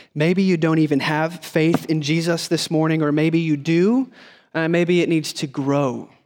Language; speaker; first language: English; native; English